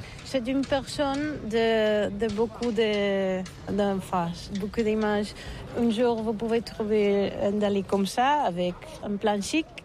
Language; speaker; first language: French; non-native, learner; Catalan